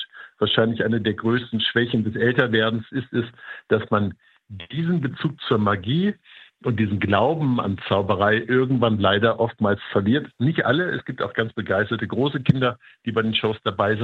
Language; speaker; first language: German; native; German